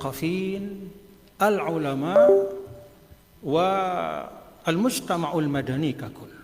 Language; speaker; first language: Arabic; non-native, fluent; Indonesian